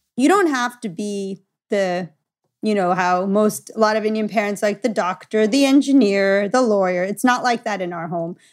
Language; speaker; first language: English; native; English